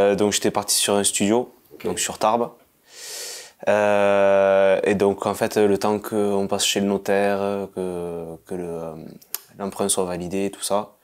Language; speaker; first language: French; native; French